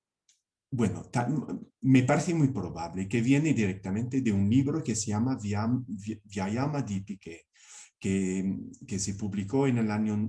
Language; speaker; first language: Spanish; non-native, fluent; English